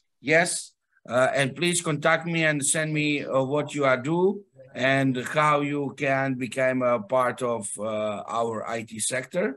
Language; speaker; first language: English; non-native, fluent; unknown